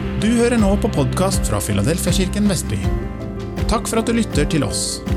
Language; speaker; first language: Norwegian; native; Norwegian